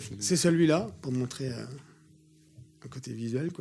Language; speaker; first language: French; native; French